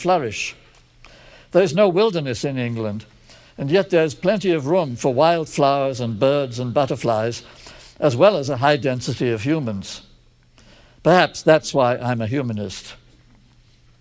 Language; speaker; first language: English; native; English